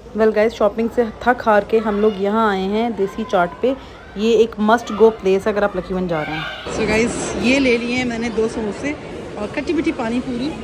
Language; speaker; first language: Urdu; native; Urdu